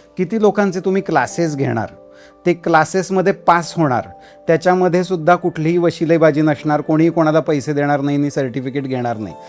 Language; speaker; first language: Marathi; native; Marathi